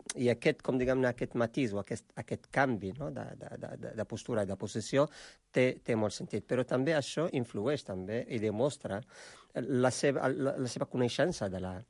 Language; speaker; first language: Catalan; non-native, fluent; Arabic